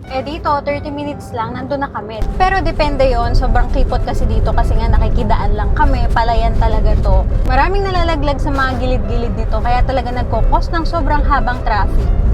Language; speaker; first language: Filipino; native; Filipino